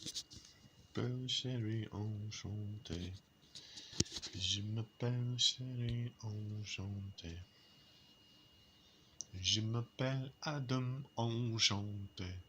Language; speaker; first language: French; non-native, learner; English